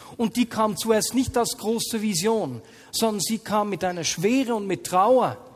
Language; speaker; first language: German; native; German